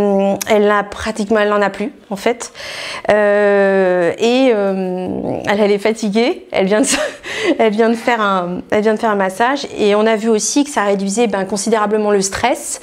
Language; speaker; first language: French; native; French